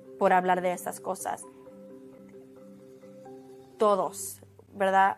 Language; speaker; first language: Spanish; early bilingual, heritage; Spanish